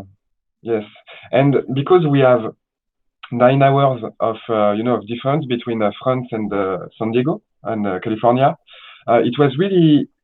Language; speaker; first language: English; non-native, learner; French